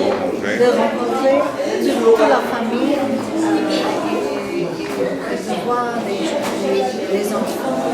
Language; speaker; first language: French; non-native, fluent; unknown